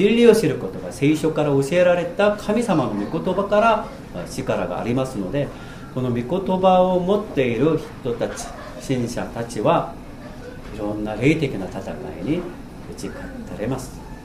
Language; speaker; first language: Japanese; non-native, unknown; Korean